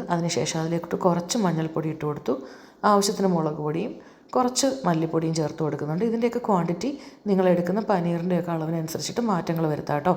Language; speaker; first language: Malayalam; native; Malayalam